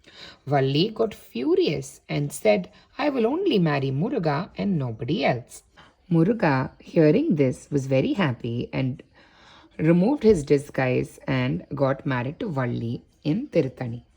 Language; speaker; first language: English; non-native, local second language; Tamil